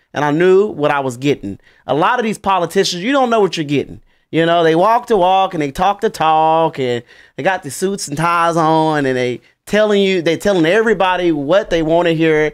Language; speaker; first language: English; native; English